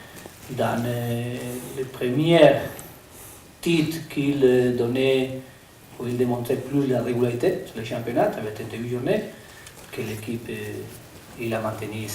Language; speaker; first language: French; non-native, learner; Spanish